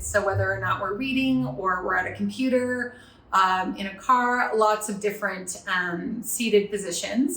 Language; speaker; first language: English; native; English